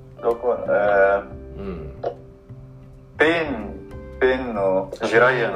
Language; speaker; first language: Japanese; non-native, learner; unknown